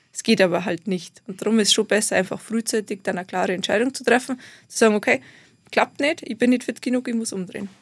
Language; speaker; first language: German; native; German